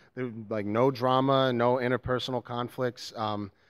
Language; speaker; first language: English; native; English